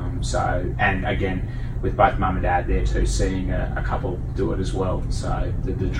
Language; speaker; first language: English; native; English